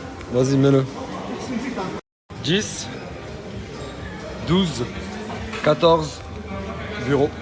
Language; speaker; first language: French; native; French